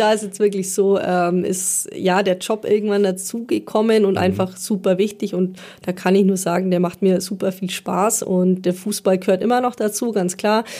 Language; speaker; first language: German; native; German